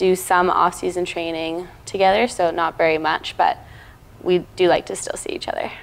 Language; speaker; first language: English; native; English